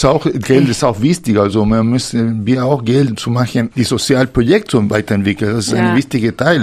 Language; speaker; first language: German; non-native, fluent; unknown